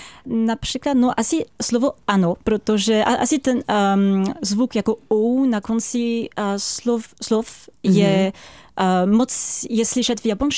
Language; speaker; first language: Czech; non-native, fluent; French